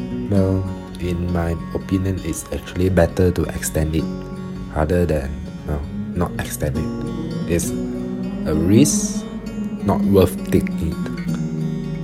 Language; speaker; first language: English; non-native, local second language; Chinese